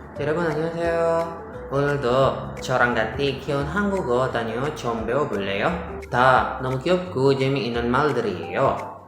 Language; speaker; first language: Korean; non-native, learner; Indonesian